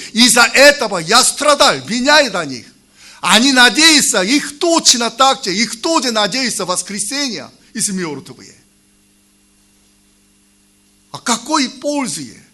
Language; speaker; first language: Russian; non-native, learner; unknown